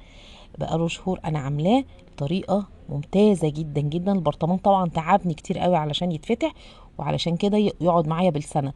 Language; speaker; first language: Arabic; native; Arabic